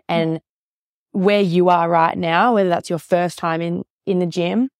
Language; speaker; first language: English; native; English